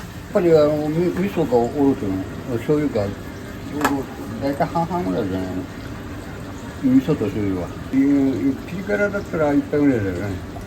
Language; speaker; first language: Japanese; native; Japanese